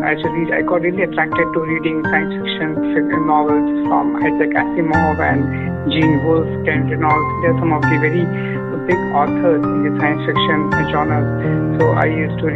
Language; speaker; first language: English; non-native, local second language; Odia